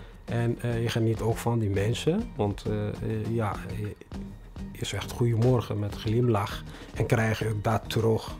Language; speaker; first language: Dutch; non-native, fluent; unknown